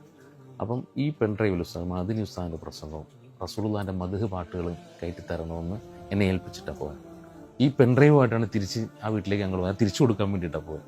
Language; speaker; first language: Malayalam; native; Malayalam